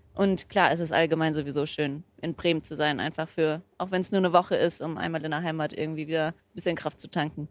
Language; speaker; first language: German; early bilingual, other home language; Portuguese